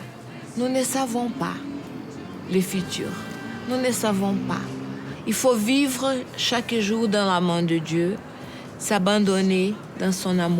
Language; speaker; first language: French; non-native, fluent; Portuguese